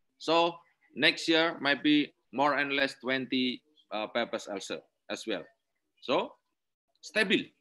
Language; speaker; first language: English; non-native, learner; Indonesian